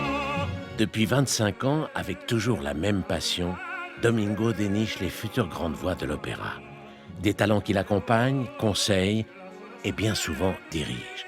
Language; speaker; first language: French; native; French